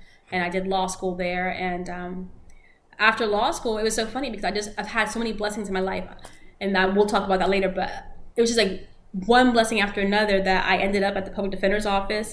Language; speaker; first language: English; early bilingual, other home language; Spanish